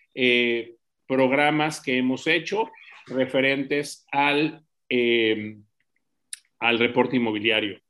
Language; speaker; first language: Spanish; native; Spanish